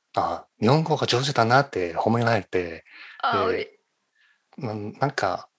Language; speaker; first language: Japanese; non-native, fluent; Chinese